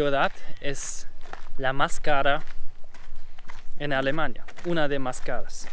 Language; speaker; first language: Spanish; non-native, learner; German